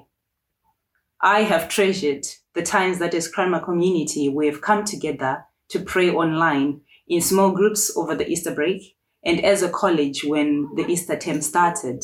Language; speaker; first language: English; native; English